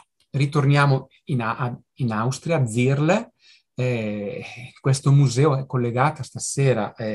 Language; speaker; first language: Italian; native; Italian